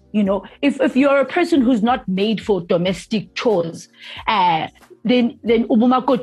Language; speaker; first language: English; non-native, local second language; Zulu